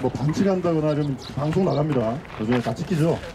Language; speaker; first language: Korean; native; Korean